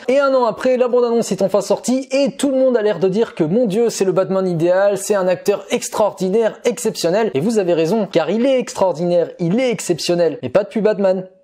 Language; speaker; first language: French; native; French